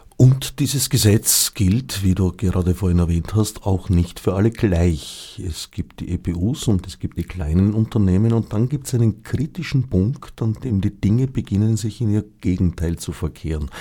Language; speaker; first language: German; native; German